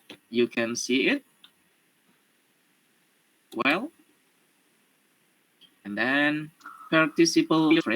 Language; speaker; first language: English; non-native, learner; Indonesian